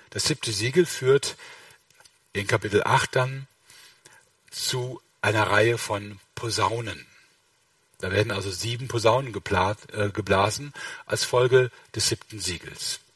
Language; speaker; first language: German; native; German